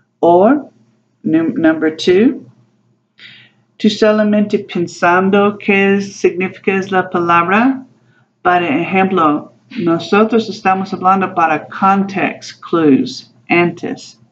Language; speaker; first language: Spanish; non-native, learner; English